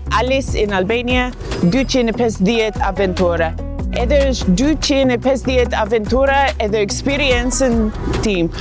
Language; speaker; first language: Albanian; non-native, learner; English